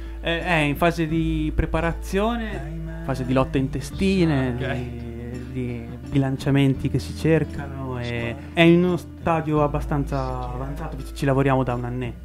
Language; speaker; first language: Italian; native; Italian